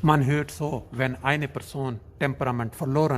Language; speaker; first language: German; non-native, learner; Urdu